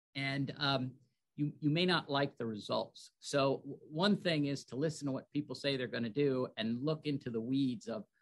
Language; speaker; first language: English; native; English